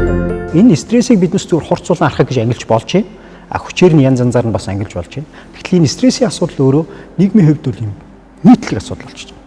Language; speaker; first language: Mongolian; native; Mongolian